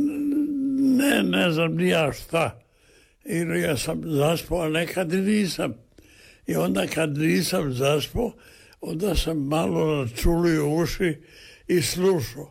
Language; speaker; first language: Serbian; native; Serbian